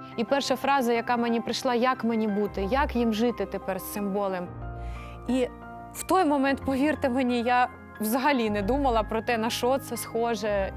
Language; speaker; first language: Ukrainian; native; Ukrainian